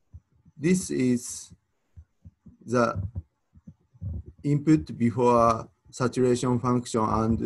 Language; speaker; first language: English; non-native, fluent; Japanese